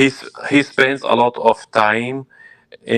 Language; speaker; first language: English; non-native, learner; Arabic